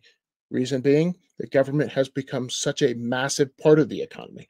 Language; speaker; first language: English; native; English